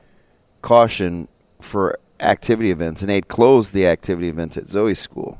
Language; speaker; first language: English; native; English